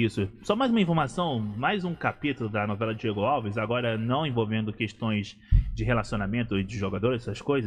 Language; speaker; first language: Portuguese; native; Portuguese